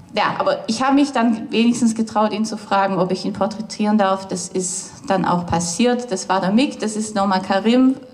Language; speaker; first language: German; native; German